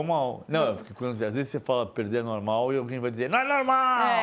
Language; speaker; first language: Portuguese; native; Portuguese